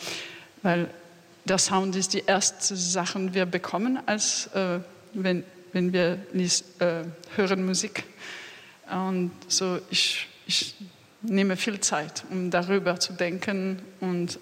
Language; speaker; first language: German; non-native, learner; French